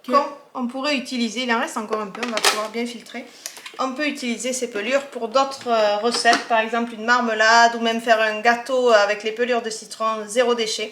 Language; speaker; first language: French; native; French